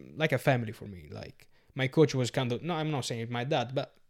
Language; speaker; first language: English; non-native, learner; Italian